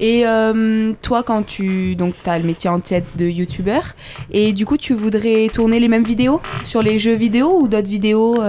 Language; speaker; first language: French; native; French